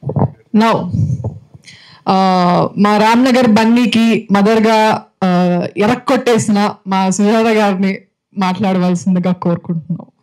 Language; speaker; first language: Telugu; native; Telugu